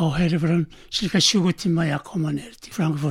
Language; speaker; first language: Swedish; non-native, learner; Korean